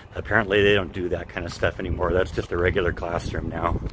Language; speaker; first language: English; native; English